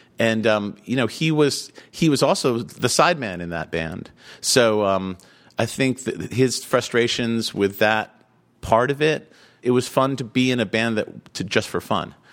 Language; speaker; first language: English; native; English